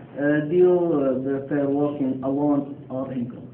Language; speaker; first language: English; non-native, learner; Arabic